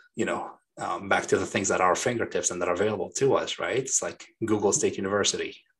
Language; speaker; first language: English; non-native, fluent; Arabic